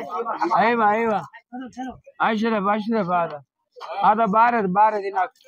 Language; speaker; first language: Arabic; non-native, learner; Urdu